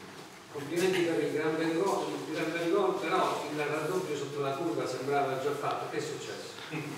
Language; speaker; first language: Italian; native; Italian